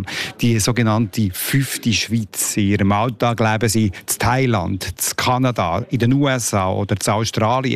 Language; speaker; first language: German; native; German